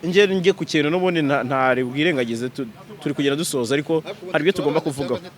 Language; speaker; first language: Kinyarwanda; native; Kinyarwanda